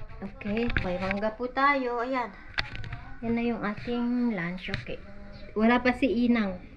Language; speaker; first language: Filipino; non-native, local second language; Iloko